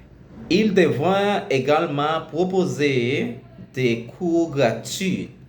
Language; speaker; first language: French; non-native, learner; Spanish